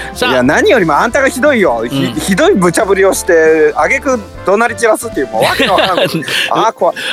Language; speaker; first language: Japanese; native; Japanese